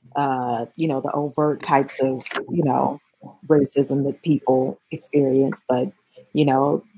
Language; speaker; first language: English; native; English